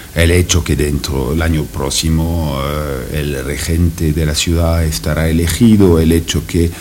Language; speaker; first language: Spanish; non-native, fluent; French